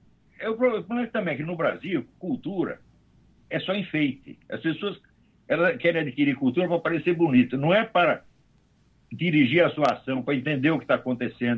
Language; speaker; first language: Portuguese; native; Portuguese